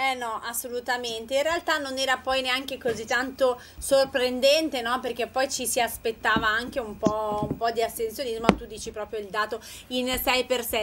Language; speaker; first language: Italian; native; Italian